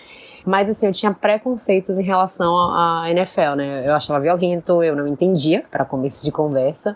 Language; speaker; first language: Portuguese; native; Portuguese